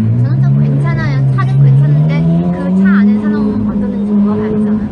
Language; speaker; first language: Korean; non-native, fluent; Chinese